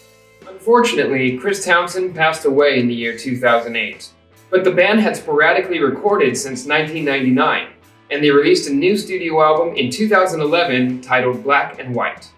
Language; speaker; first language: English; native; English